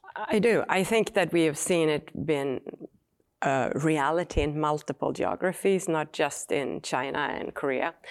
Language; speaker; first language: English; non-native, fluent; Swedish